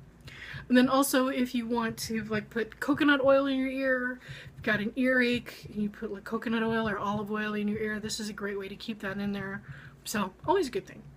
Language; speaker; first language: English; native; English